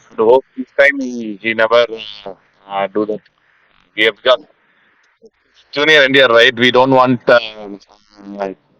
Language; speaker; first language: English; non-native, local second language; Tamil